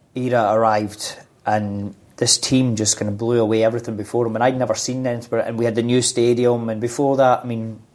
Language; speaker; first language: English; native; English